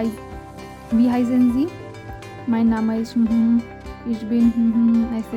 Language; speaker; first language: German; non-native, fluent; Hindi